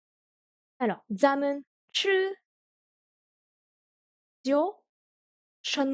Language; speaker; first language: Chinese; non-native, learner; French